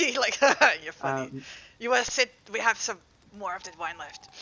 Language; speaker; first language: English; native; English